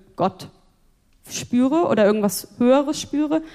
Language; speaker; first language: German; native; German